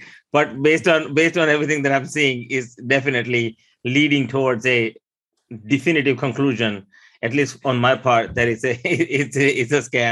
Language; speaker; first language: English; early bilingual, other home language; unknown